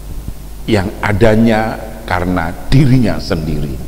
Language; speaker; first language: Indonesian; native; Indonesian